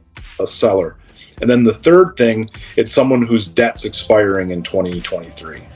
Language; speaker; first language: English; native; English